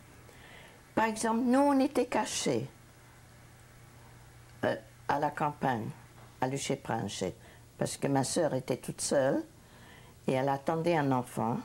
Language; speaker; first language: French; non-native, fluent; Hungarian